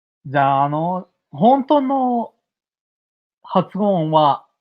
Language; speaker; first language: Japanese; non-native, learner; English